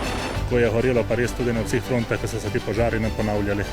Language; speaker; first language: Slovenian; native; Slovenian